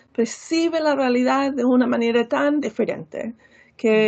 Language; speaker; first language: Spanish; non-native, fluent; English